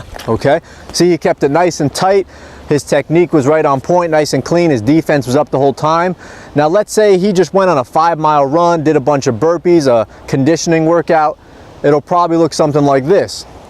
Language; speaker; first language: English; native; English